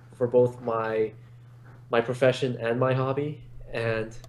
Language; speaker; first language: English; native; English